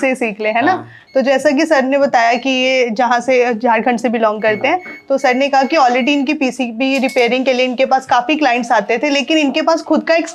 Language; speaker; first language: Hindi; native; Hindi